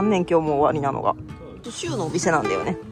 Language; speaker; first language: Japanese; native; Japanese